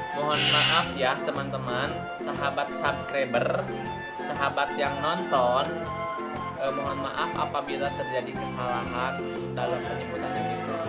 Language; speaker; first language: Indonesian; non-native, local second language; Sundanese